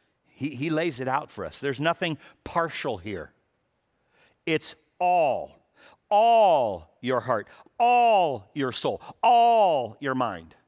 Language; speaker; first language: English; native; English